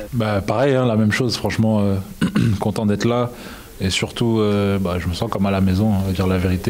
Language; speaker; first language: French; native; French